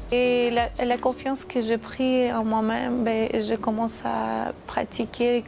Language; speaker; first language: French; non-native, fluent; Armenian